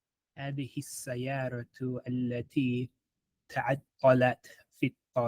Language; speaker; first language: Arabic; non-native, learner; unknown